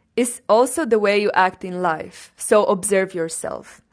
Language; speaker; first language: English; non-native, fluent; Romanian